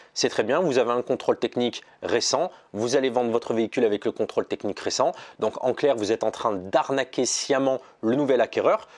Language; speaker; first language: French; native; French